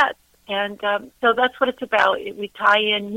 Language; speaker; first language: English; native; English